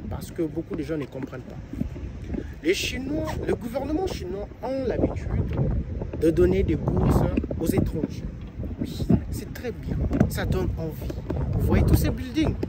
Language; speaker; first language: French; non-native, local second language; Lingala